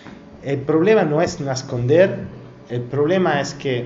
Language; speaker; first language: Spanish; non-native, learner; Italian